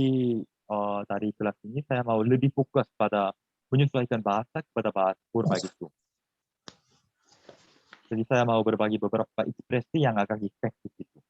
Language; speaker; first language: Indonesian; non-native, fluent; Korean